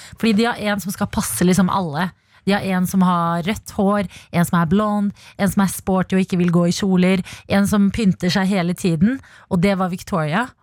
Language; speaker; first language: Norwegian; early bilingual, other home language; Albanian